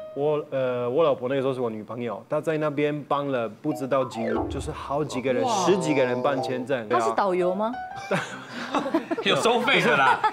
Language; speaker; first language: Chinese; non-native, fluent; Italian